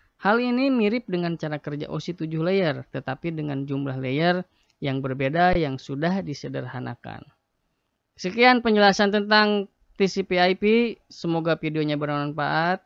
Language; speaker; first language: Indonesian; native; Indonesian